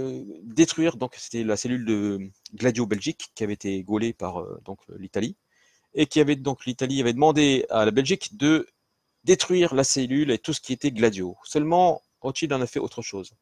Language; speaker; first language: French; native; French